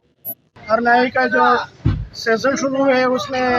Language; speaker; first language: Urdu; non-native, local second language; Pashto